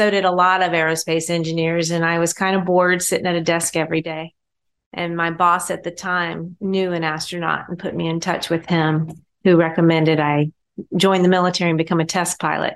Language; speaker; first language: English; native; English